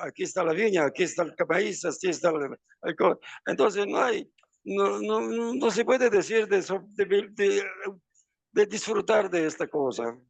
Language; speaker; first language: Spanish; non-native, fluent; Italian